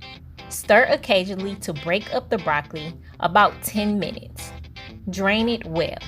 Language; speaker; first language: English; native; English